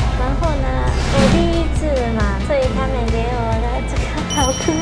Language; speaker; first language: Chinese; non-native, learner; Japanese